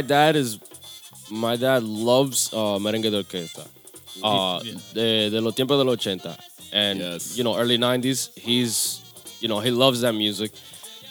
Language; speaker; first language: English; native; English